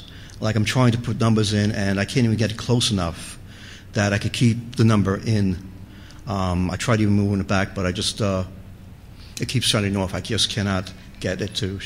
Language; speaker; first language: English; native; English